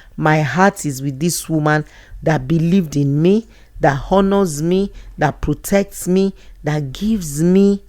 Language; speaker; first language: English; non-native, local second language; Yoruba